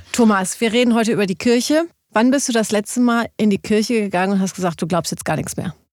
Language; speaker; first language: German; early bilingual, other home language; Arabic